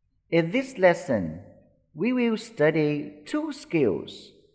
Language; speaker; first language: English; non-native, fluent; Vietnamese